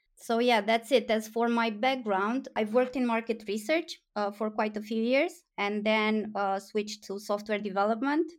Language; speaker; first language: English; non-native, fluent; Romanian